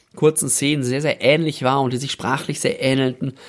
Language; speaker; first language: German; native; German